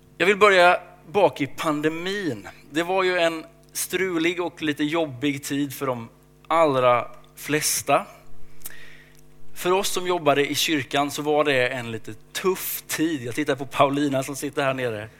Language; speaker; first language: Swedish; native; Swedish